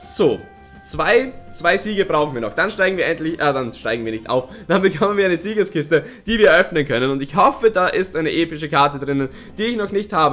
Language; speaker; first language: German; native; German